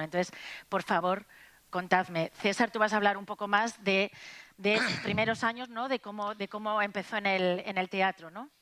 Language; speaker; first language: Spanish; native; Spanish